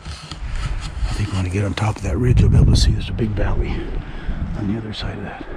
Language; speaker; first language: English; native; English